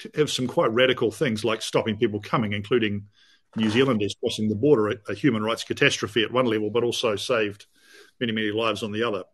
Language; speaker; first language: English; native; English